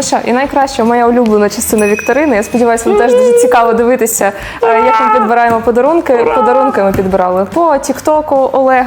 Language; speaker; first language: Ukrainian; native; Ukrainian